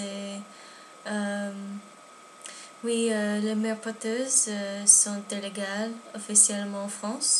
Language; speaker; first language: French; non-native, learner; English